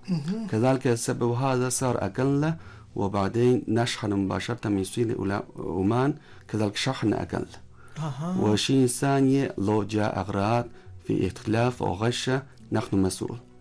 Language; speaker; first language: Arabic; non-native, learner; Chinese